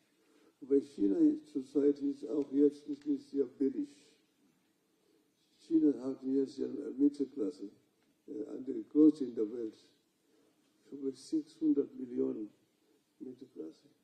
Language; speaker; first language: German; non-native, fluent; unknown